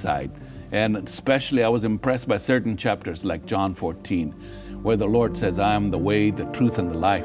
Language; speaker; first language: English; non-native, local second language; Gujarati